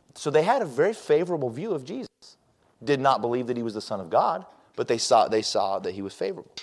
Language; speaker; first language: English; native; English